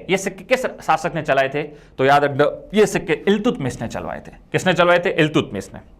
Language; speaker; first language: Hindi; native; Hindi